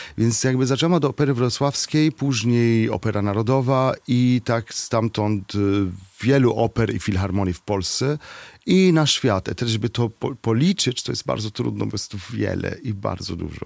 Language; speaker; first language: Polish; non-native, fluent; Arabic